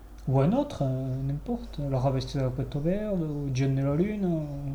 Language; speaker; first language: French; native; French